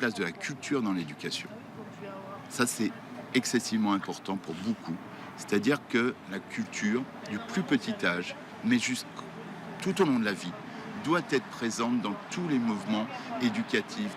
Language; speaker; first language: French; native; French